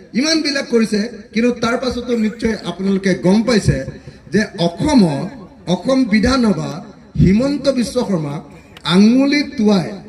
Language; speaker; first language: Assamese; native; Assamese